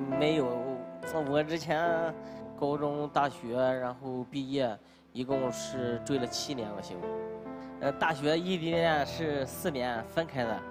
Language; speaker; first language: Chinese; native; Chinese